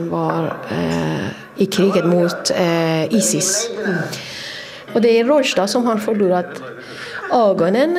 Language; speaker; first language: Swedish; non-native, fluent; Persian